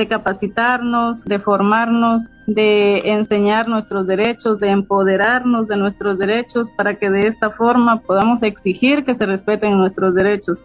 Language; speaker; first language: Spanish; native; Spanish